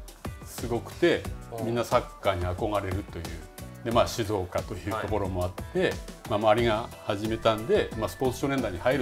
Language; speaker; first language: Japanese; native; Japanese